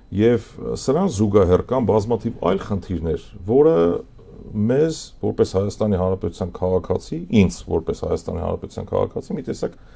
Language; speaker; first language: Armenian; native; Armenian